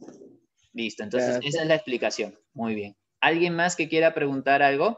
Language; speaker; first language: Spanish; native; Spanish